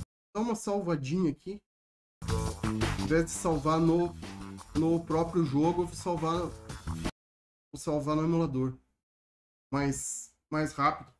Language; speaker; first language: Portuguese; native; Portuguese